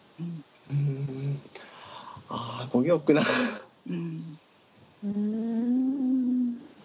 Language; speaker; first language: Korean; non-native, learner; Japanese